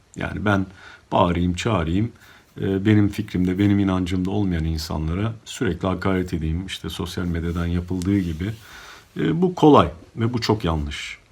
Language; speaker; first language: Turkish; native; Turkish